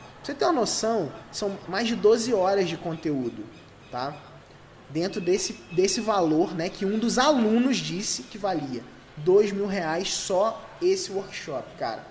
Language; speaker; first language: Portuguese; native; Portuguese